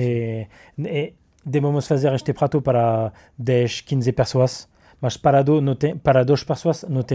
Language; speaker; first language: Portuguese; non-native, learner; French